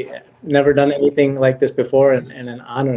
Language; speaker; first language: English; native; English